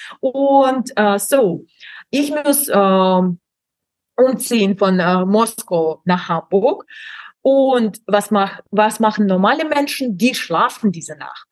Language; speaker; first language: German; non-native, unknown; Russian